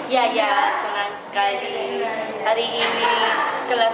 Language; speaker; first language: Indonesian; non-native, learner; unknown